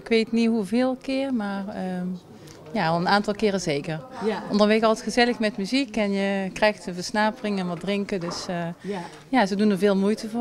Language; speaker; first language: Dutch; native; Dutch